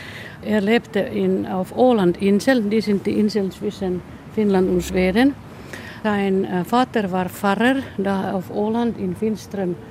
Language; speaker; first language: German; non-native, fluent; Finnish